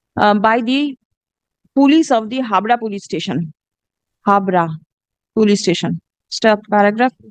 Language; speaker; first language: English; non-native, local second language; Bangla